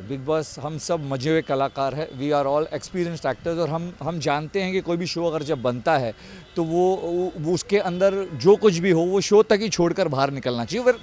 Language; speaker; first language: Hindi; non-native, local second language; Tulu